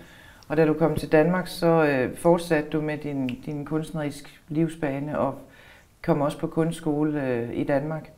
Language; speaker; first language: Danish; native; Danish